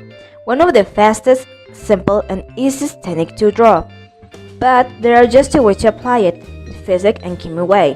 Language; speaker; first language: English; non-native, learner; Spanish